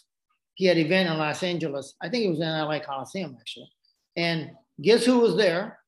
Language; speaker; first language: English; non-native, fluent; Japanese